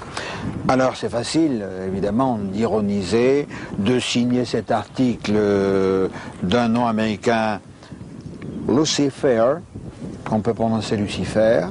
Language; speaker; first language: French; native; French